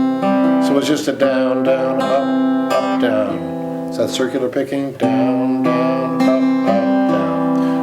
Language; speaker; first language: English; native; English